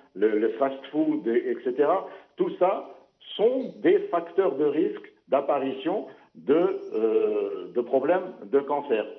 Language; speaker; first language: French; non-native, local second language; Arabic